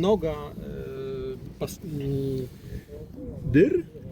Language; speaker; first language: Russian; non-native, learner; Polish